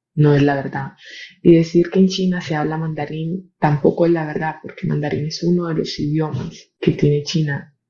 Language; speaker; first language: Spanish; native; Spanish